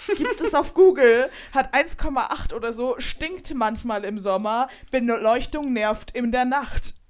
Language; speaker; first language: German; native; German